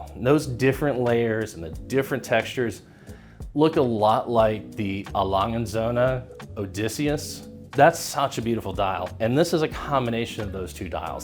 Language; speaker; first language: English; native; English